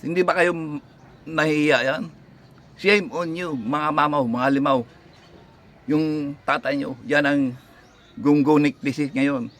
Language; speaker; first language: Filipino; native; Filipino